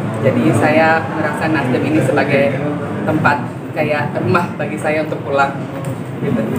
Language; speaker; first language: Indonesian; native; Indonesian